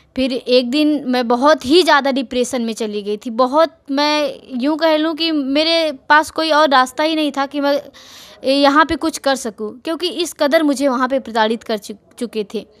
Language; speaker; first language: Hindi; native; Hindi